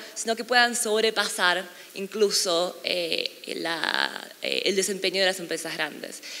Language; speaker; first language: Spanish; non-native, fluent; Korean